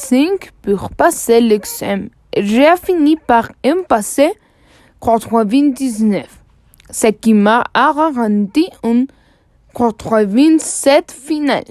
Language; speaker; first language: French; non-native, learner; Spanish